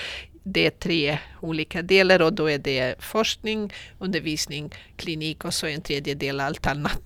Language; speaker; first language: Swedish; non-native, fluent; Portuguese